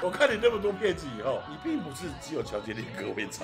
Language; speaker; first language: Chinese; native; Chinese